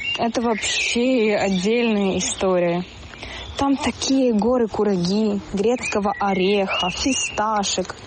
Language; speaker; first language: Russian; native; Russian